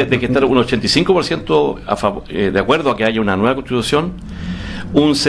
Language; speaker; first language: Spanish; native; Spanish